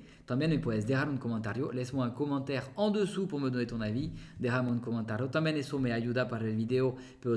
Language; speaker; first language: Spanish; non-native, fluent; French